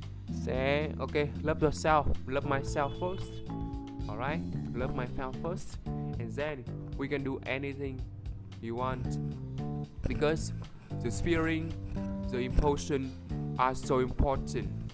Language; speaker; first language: English; non-native, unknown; Vietnamese